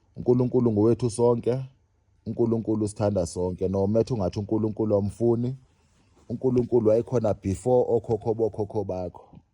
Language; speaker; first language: Zulu; non-native, local second language; Xhosa